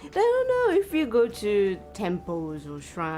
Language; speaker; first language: English; non-native, learner; Japanese